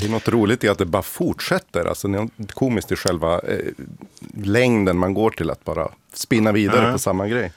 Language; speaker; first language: Swedish; native; Swedish